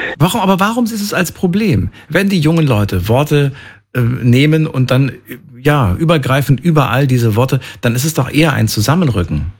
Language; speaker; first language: German; native; German